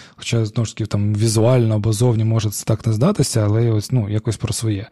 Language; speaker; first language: Ukrainian; non-native, local second language; Crimean Tatar